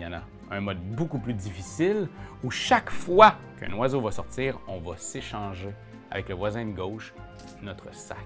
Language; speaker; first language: French; native; French